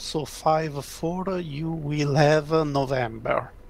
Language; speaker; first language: English; non-native, fluent; Italian